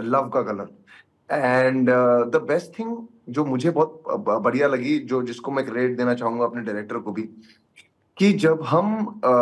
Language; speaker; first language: Hindi; native; Hindi